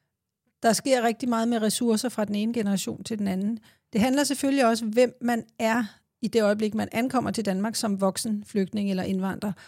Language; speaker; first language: Danish; native; Danish